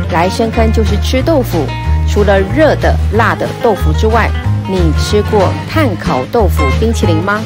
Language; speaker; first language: Chinese; native; Chinese